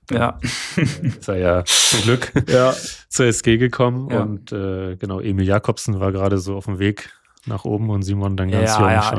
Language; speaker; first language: German; native; German